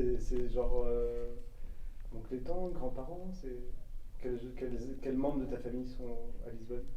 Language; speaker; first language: French; native; French